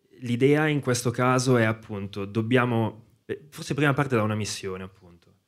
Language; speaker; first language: Italian; native; Italian